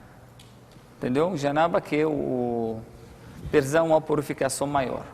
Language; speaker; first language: Portuguese; non-native, fluent; Arabic